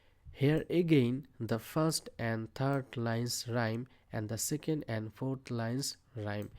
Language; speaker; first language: English; non-native, local second language; Bangla